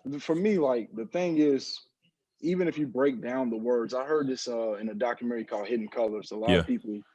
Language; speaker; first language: English; native; English